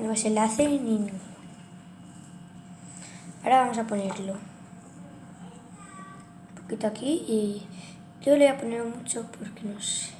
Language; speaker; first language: Spanish; native; Spanish